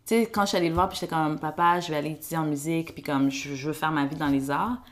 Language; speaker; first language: French; early bilingual, other home language; Kinyarwanda